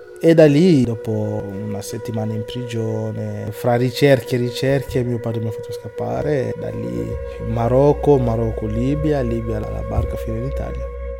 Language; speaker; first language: Italian; non-native, fluent; Lingala